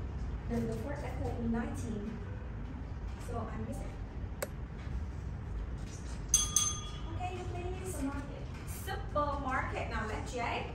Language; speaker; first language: English; non-native, learner; Vietnamese